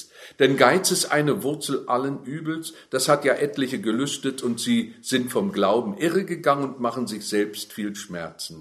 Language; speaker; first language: German; native; German